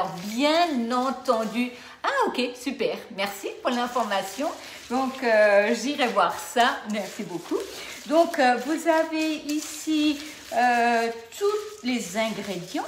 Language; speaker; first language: French; native; French